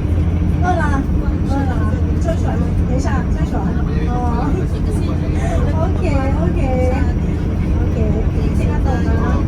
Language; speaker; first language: Chinese; non-native, learner; Thai